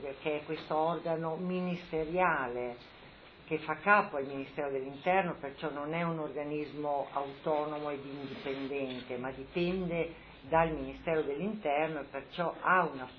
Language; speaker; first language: Italian; native; Italian